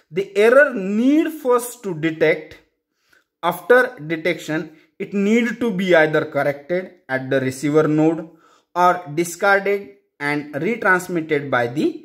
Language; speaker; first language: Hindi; non-native, local second language; Marathi